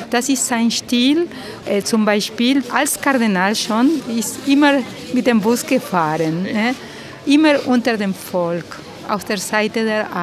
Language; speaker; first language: German; non-native, fluent; Spanish